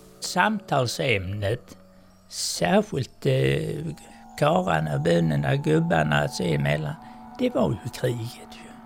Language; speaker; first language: Swedish; native; Swedish